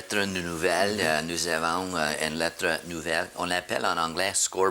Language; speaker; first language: French; non-native, learner; English